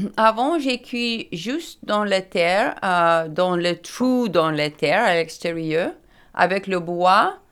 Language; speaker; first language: French; non-native, learner; Lithuanian